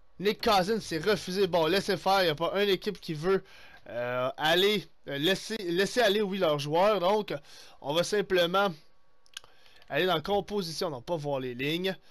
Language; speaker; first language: French; native; French